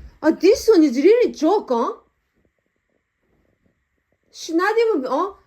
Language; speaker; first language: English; non-native, learner; Korean